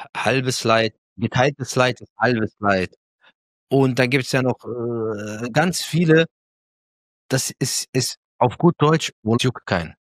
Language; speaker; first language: German; early bilingual, other home language; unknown